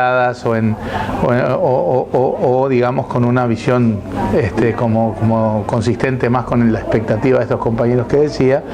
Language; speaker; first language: Spanish; native; Spanish